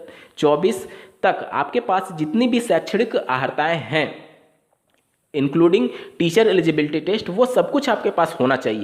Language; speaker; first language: Hindi; native; Hindi